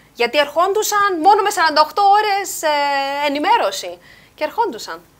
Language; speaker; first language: Greek; native; Greek